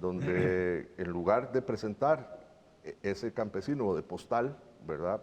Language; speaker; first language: Spanish; native; Spanish